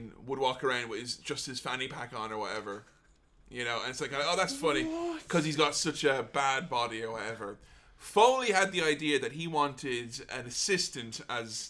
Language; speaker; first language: English; native; English